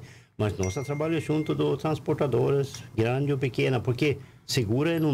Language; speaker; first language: Portuguese; non-native, learner; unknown